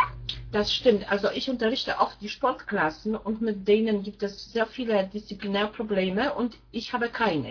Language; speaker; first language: German; non-native, fluent; Polish